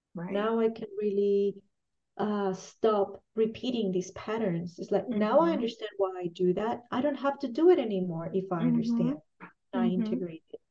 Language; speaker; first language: English; non-native, fluent; Spanish